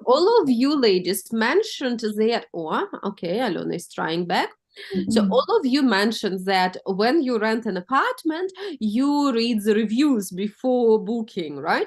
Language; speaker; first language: English; non-native, fluent; Russian